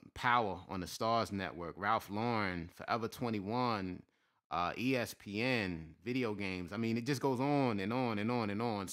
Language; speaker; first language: English; native; English